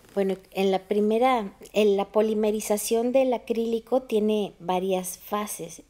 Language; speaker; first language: Spanish; native; Spanish